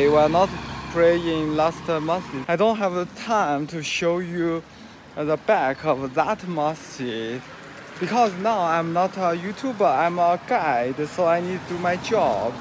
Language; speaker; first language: English; non-native, learner; Chinese